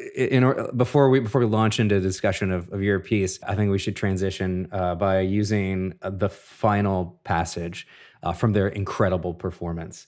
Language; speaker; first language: English; native; English